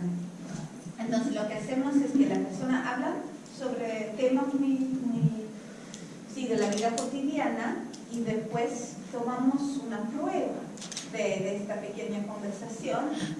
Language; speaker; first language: Spanish; non-native, fluent; Swedish